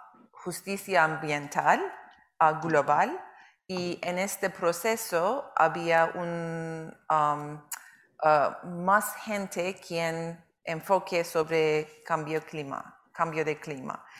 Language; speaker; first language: Spanish; non-native, learner; Turkish